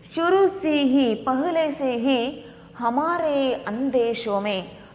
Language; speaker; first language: Hindi; non-native, local second language; Kannada